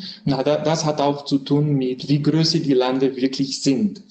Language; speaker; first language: German; non-native, learner; French